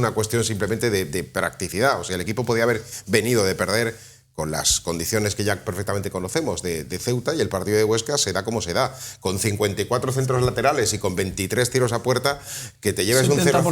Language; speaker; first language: Spanish; native; Spanish